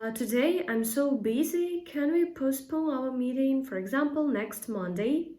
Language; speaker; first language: English; non-native, fluent; Ukrainian